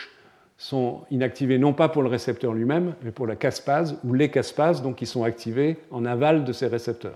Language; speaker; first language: French; native; French